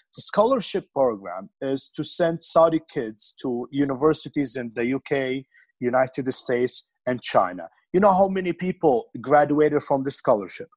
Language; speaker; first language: English; non-native, fluent; Arabic